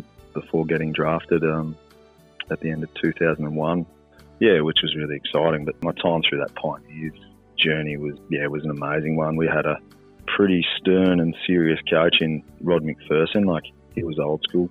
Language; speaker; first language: English; native; English